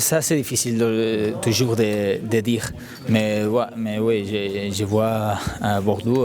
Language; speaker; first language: French; non-native, fluent; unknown